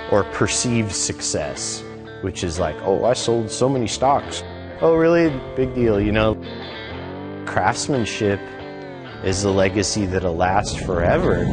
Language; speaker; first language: English; native; English